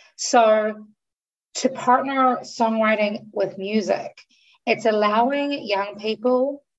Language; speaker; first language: English; native; English